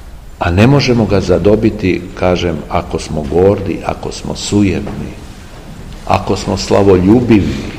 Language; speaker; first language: Serbian; native; Serbian